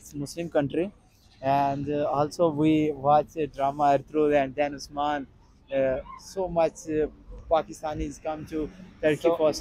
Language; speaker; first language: English; non-native, learner; Urdu